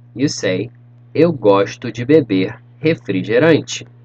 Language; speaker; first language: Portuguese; non-native, fluent; English